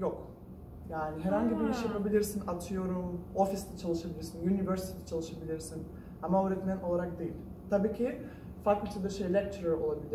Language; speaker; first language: Turkish; non-native, fluent; Russian